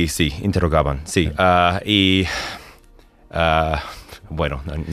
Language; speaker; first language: Spanish; non-native, fluent; English